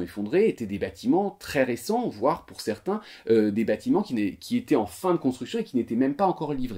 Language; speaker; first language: French; native; French